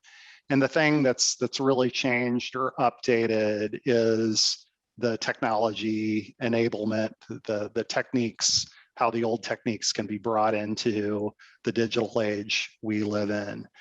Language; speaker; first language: English; native; English